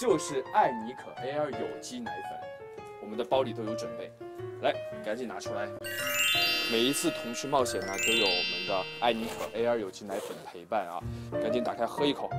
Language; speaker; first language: Chinese; native; Chinese